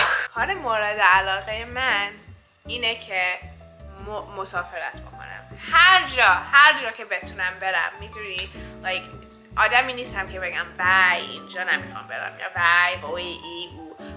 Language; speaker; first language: Persian; early bilingual, heritage; Persian